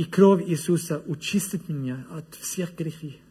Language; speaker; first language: Russian; non-native, learner; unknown